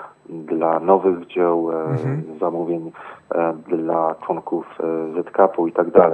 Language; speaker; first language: Polish; native; Polish